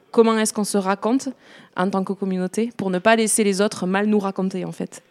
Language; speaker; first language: French; native; French